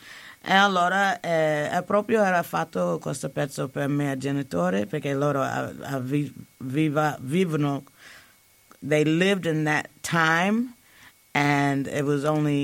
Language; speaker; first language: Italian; non-native, learner; English